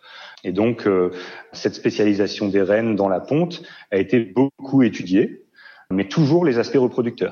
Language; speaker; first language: French; native; French